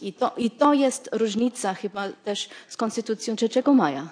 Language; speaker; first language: Polish; non-native, fluent; German